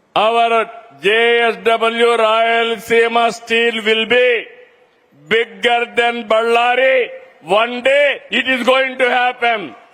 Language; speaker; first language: English; non-native, local second language; Telugu